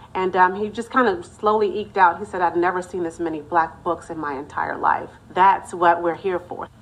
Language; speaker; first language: English; native; English